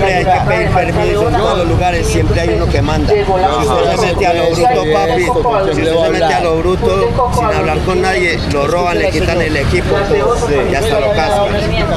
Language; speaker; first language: Spanish; native; Spanish